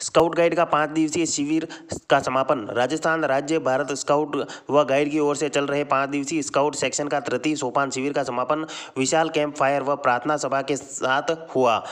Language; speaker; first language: Hindi; native; Hindi